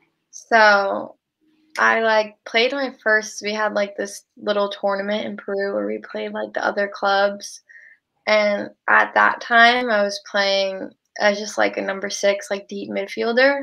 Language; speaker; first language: English; native; English